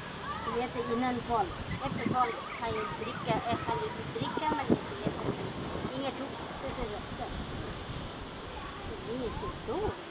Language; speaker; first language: Swedish; non-native, learner; Thai